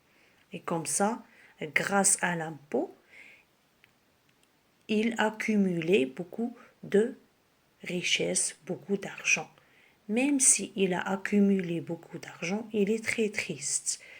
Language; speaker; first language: French; non-native, local second language; Arabic